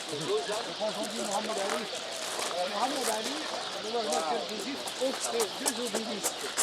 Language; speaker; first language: French; non-native, fluent; Arabic